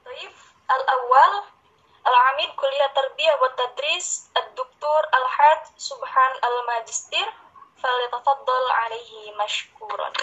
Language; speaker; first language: Arabic; non-native, learner; Indonesian